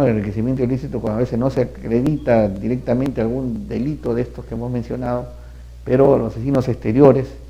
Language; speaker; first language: Spanish; native; Spanish